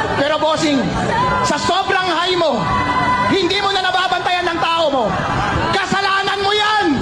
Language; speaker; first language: Filipino; non-native, local second language; Iloko